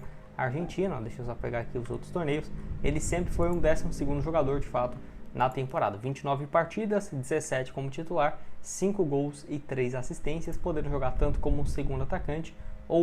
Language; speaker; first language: Portuguese; native; Portuguese